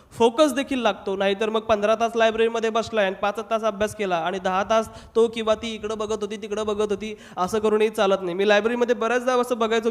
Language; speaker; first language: Marathi; non-native, local second language; Hindi